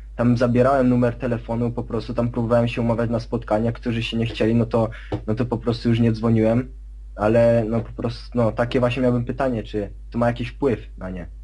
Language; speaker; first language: Polish; early bilingual, heritage; Polish